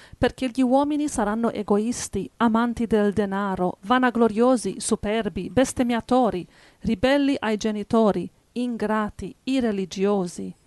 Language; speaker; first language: Italian; native; Italian